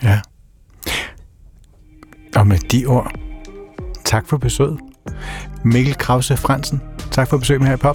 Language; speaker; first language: Danish; native; Danish